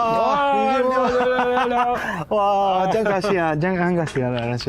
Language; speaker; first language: Chinese; non-native, learner; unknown